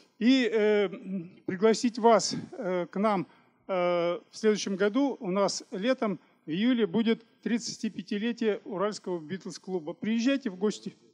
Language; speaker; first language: Russian; native; Russian